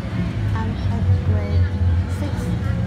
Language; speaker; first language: English; non-native, learner; Vietnamese